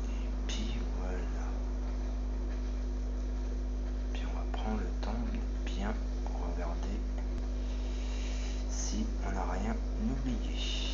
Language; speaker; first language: French; native; French